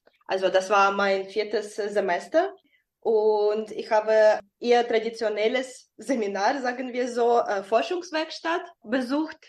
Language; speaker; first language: German; non-native, fluent; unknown